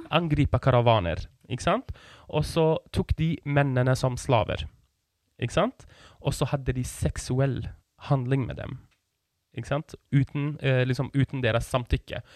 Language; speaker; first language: Norwegian; non-native, fluent; Kurdish